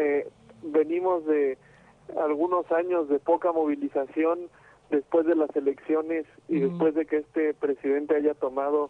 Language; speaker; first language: Spanish; native; Spanish